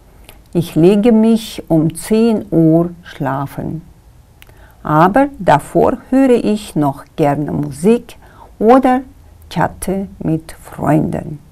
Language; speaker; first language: German; non-native, fluent; Kyrgyz